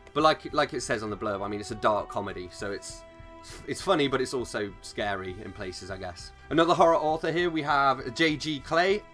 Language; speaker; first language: English; native; English